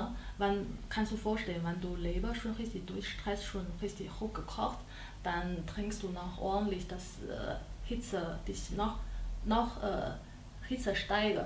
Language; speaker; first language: German; non-native, learner; Chinese